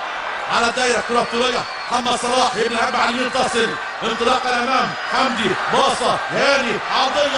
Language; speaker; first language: Arabic; native; Arabic